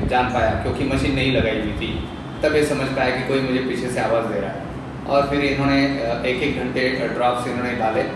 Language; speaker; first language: Hindi; non-native, local second language; Marathi